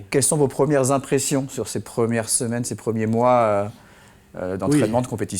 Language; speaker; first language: French; native; French